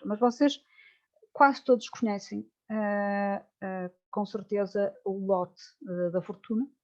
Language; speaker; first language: Portuguese; native; Portuguese